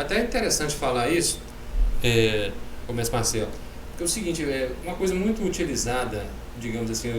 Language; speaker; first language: Portuguese; native; Portuguese